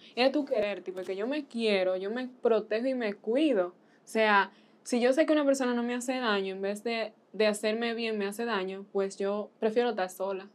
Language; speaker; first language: Spanish; native; Spanish